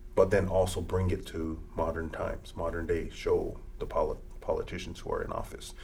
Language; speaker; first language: English; early bilingual, other home language; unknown